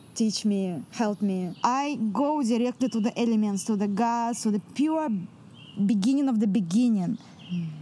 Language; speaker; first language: English; non-native, fluent; Russian